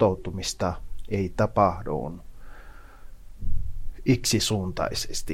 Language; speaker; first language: Finnish; non-native, fluent; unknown